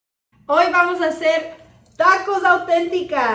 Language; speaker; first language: Spanish; early bilingual, heritage; Spanish